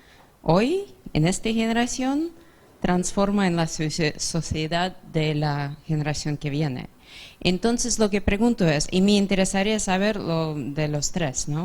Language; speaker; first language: Spanish; non-native, fluent; English